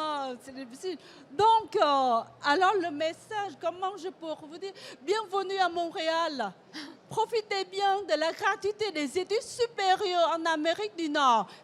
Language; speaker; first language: French; non-native, fluent; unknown